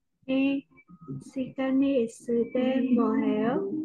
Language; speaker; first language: Korean; non-native, learner; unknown